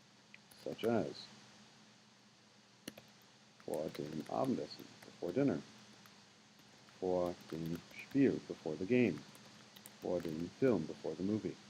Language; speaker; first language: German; non-native, fluent; English